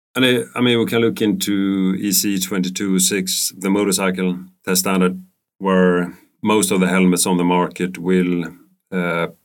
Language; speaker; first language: English; non-native, fluent; Swedish